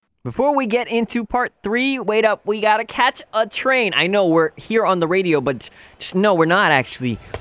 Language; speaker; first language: English; early bilingual, other home language; Spanish